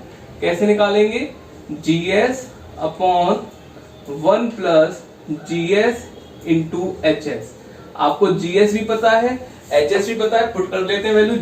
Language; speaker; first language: Hindi; native; Hindi